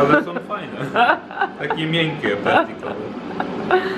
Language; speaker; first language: Polish; non-native, learner; English